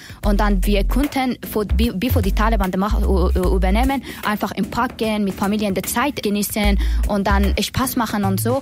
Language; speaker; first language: German; non-native, learner; Persian